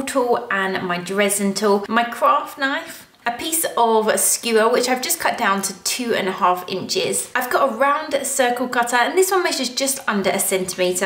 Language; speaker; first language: English; native; English